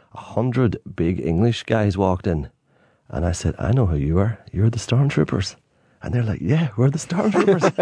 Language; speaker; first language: English; native; English